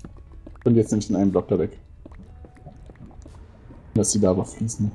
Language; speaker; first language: German; native; German